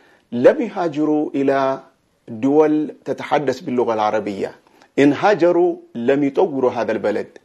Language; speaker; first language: Arabic; non-native, fluent; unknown